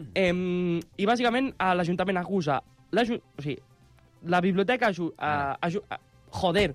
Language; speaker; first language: Catalan; native; Catalan